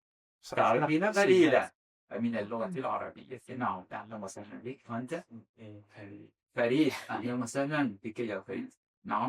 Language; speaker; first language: Arabic; non-native, fluent; Azerbaijani